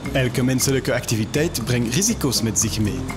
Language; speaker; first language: Dutch; non-native, local second language; French